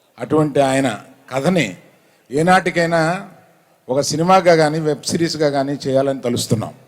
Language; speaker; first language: Telugu; native; Telugu